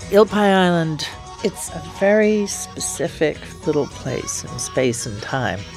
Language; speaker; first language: English; native; English